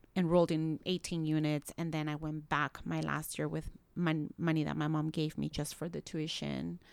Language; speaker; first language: English; early bilingual, other home language; Spanish